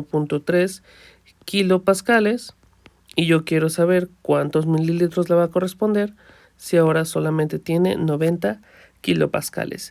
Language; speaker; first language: Spanish; native; Spanish